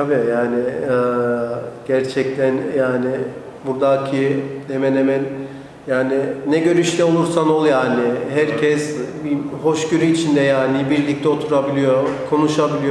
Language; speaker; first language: Turkish; early bilingual, heritage; Turkish